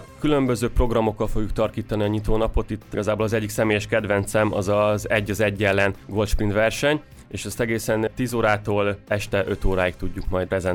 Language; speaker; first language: Hungarian; native; Hungarian